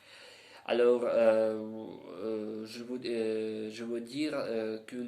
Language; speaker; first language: French; non-native, learner; Ukrainian